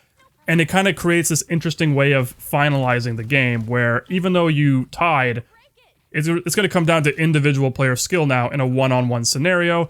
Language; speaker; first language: English; native; English